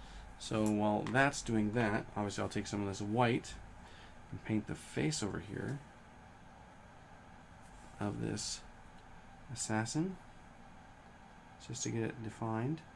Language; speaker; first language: English; native; English